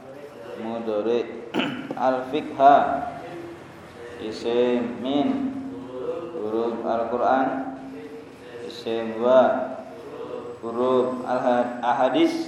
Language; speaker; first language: Arabic; non-native, fluent; Indonesian